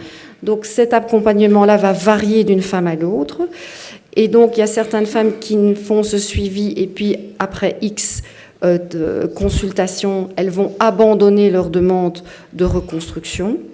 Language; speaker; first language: French; native; French